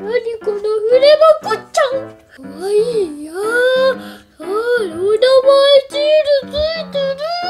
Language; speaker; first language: Japanese; native; Japanese